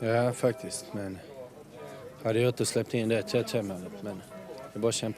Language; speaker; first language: Swedish; early bilingual, other home language; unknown